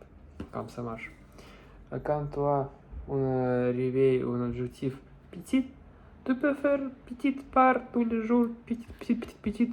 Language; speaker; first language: French; non-native, learner; Russian